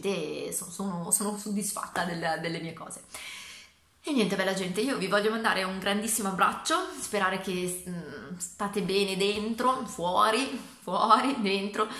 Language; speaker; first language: Italian; native; Italian